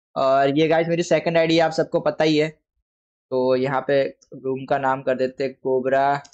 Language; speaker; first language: Hindi; non-native, local second language; Gujarati